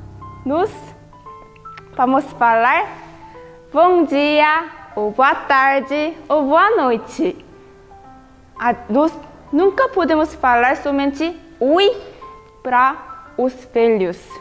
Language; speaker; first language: Portuguese; non-native, fluent; Korean